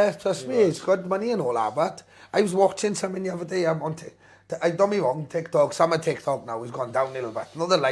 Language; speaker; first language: English; native; English